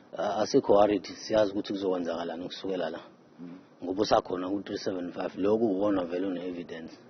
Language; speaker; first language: Zulu; native; Zulu